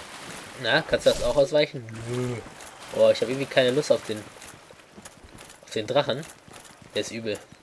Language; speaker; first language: German; native; German